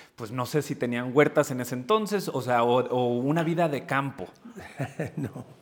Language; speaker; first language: Spanish; early bilingual, heritage; Spanish